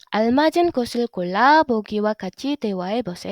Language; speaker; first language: Korean; non-native, fluent; Indonesian